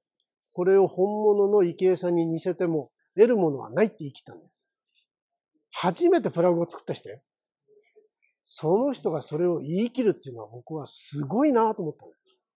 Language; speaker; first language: Japanese; native; Japanese